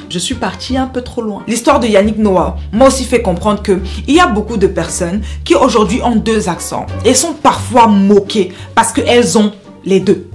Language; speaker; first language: French; non-native, local second language; Basaa